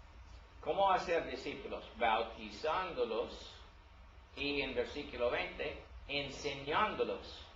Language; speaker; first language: Spanish; non-native, learner; English